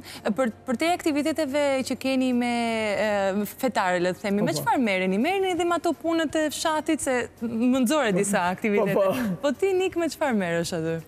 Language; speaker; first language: Albanian; native; Albanian